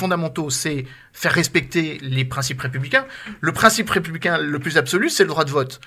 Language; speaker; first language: French; native; French